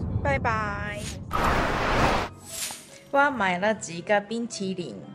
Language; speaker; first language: Chinese; non-native, learner; Japanese